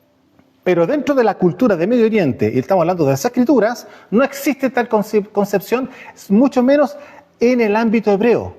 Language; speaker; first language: Spanish; native; Spanish